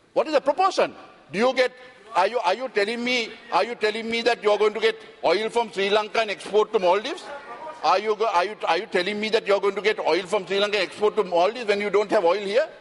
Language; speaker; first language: English; non-native, local second language; Sinhala